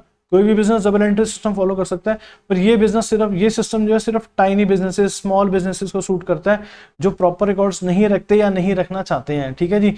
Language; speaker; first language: Hindi; native; Hindi